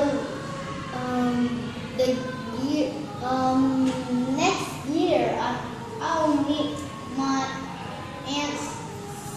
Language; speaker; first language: English; non-native, learner; Vietnamese